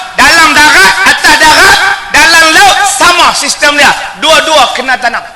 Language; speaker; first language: Malay; native; Malay